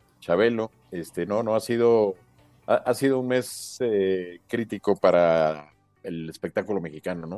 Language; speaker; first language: Spanish; native; Spanish